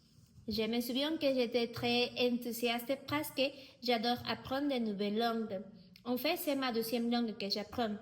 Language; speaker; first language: French; non-native, learner; Spanish